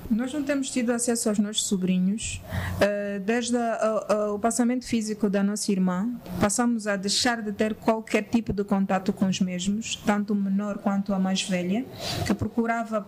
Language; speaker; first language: Portuguese; native; Portuguese